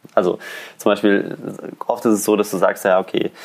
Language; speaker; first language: German; native; German